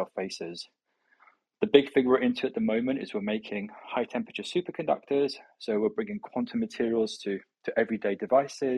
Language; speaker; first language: English; native; English